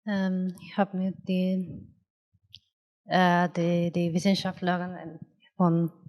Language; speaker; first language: German; non-native, fluent; Japanese